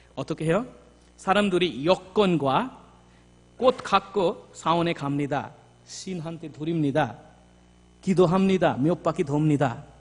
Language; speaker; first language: Korean; non-native, fluent; Bangla